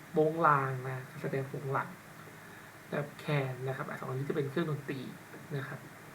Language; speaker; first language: Thai; native; Thai